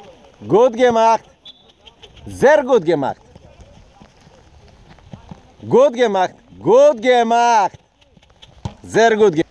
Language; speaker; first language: German; non-native, learner; Bulgarian